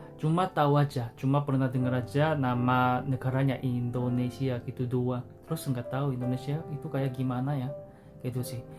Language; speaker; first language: Indonesian; non-native, fluent; Korean